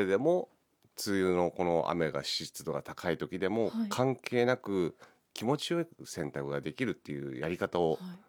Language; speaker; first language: Japanese; native; Japanese